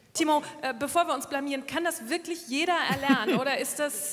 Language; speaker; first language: German; native; German